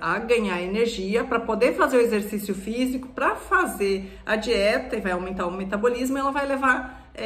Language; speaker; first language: Portuguese; native; Portuguese